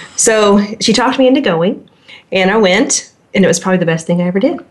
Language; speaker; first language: English; native; English